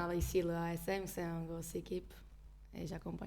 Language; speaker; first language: French; non-native, fluent; Portuguese